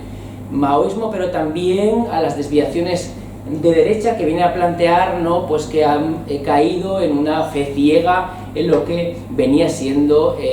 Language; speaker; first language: Spanish; native; Spanish